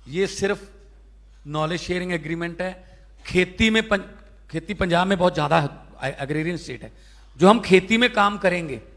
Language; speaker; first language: Hindi; non-native, local second language; Punjabi